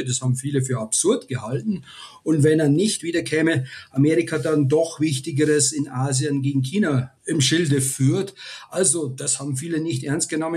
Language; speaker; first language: German; native; German